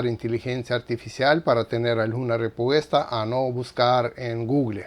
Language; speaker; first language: Spanish; non-native, fluent; Russian